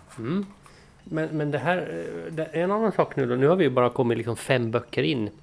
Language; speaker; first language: Swedish; native; Swedish